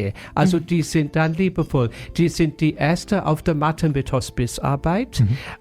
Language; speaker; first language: German; non-native, fluent; English